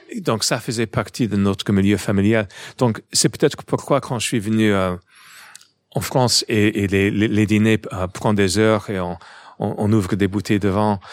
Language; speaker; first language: French; non-native, fluent; English